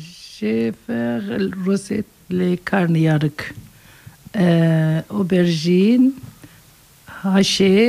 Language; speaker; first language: French; non-native, learner; Turkish